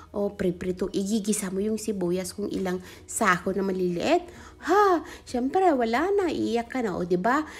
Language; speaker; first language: Filipino; non-native, local second language; Iloko